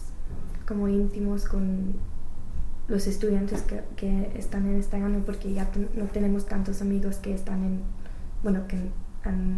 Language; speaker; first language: Spanish; non-native, learner; English